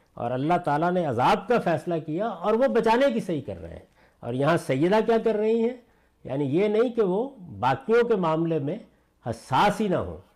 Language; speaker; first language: Urdu; non-native, local second language; Punjabi